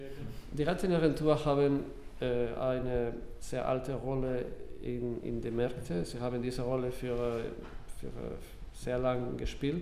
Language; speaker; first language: German; non-native, learner; English